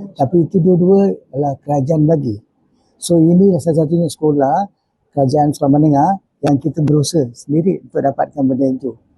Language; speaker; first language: Malay; non-native, local second language; Tamil